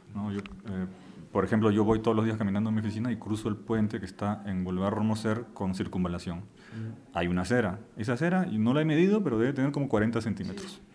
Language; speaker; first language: Spanish; non-native, fluent; German